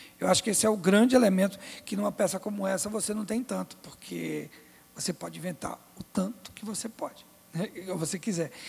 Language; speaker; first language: Portuguese; native; Portuguese